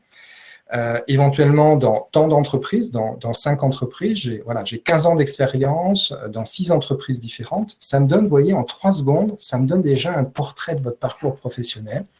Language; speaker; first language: French; native; French